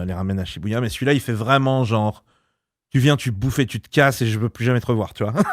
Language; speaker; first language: French; native; French